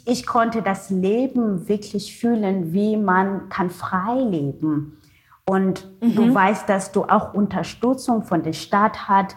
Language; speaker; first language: German; non-native, learner; Xhosa